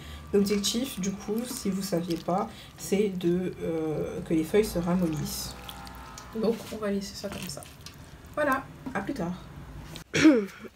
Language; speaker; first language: French; native; French